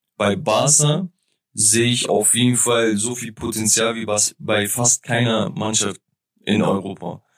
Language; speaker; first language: German; early bilingual, other home language; Turkish